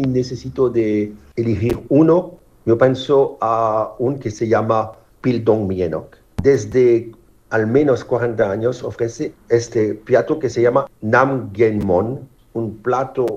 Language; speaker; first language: Spanish; non-native, learner; French